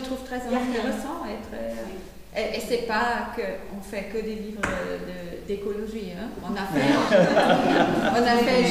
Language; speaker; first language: French; non-native, fluent; German